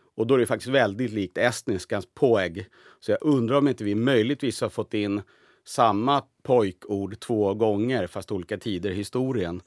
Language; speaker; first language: Swedish; native; Swedish